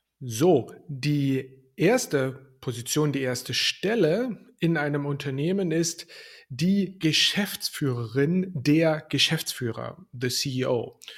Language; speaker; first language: German; native; German